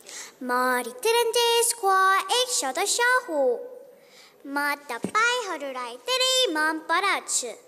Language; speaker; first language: Nepali; non-native, learner; Korean